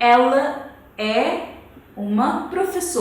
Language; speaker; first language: Portuguese; non-native, fluent; Konkani